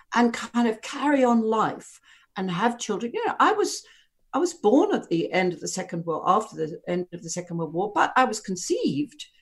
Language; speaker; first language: English; native; English